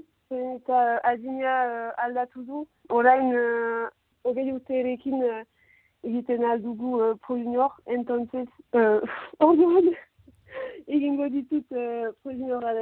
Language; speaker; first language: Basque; non-native, local second language; French